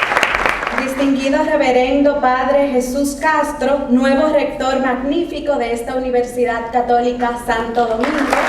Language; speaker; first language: Spanish; native; Spanish